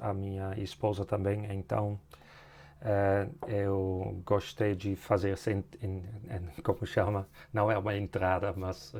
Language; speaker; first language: Portuguese; non-native, fluent; Dutch